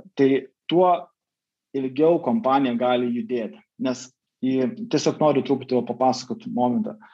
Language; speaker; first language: Lithuanian; native; Lithuanian